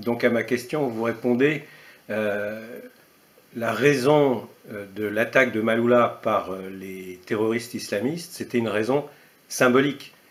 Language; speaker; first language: French; native; French